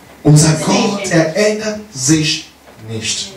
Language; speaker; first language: German; non-native, learner; English